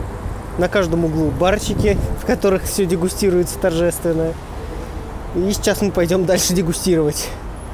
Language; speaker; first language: Russian; native; Russian